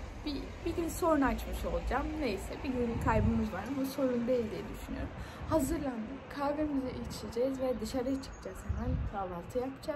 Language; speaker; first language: Turkish; early bilingual, heritage; Turkish